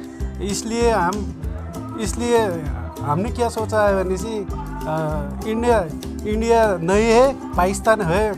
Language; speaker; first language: Hindi; non-native, learner; Nepali